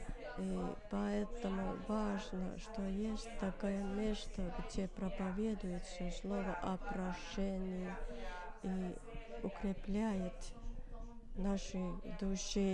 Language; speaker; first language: Russian; non-native, learner; Finnish